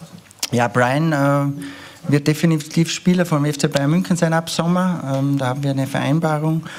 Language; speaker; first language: German; native; German